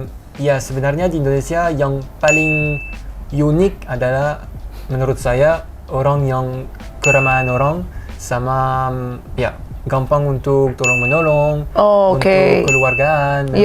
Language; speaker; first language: Indonesian; non-native, fluent; French